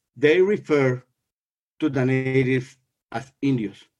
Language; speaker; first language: English; non-native, fluent; Spanish